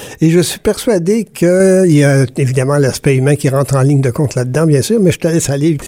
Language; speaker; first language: French; native; French